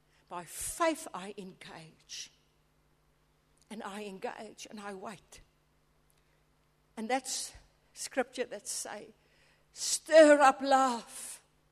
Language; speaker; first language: English; non-native, local second language; Afrikaans